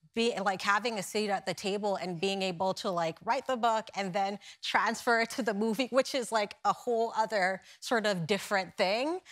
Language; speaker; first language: English; native; English